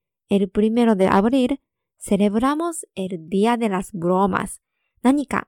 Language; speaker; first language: Spanish; non-native, fluent; Japanese